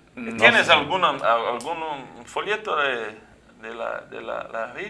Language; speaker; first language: Spanish; non-native, learner; Portuguese